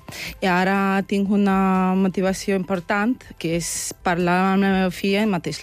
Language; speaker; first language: Catalan; non-native, learner; Russian